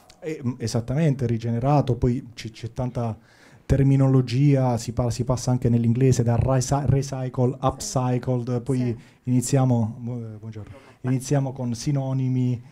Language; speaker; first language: Italian; native; Italian